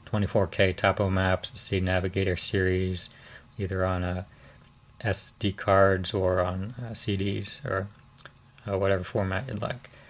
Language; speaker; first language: English; native; English